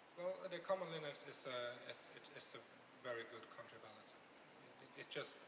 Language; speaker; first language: English; non-native, fluent; Norwegian